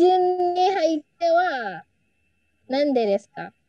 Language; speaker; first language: Japanese; non-native, learner; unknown